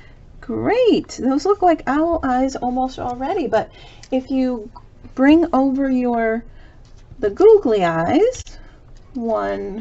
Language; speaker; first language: English; native; English